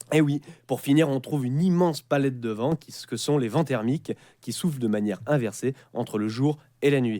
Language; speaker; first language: French; native; French